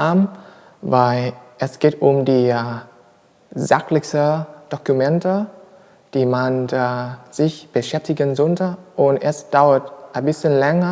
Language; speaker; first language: German; non-native, learner; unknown